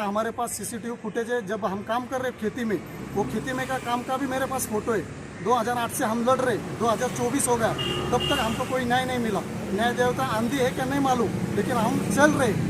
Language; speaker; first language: Hindi; non-native, local second language; Marathi